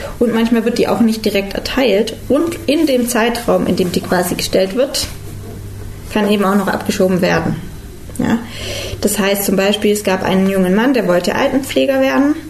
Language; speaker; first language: German; native; German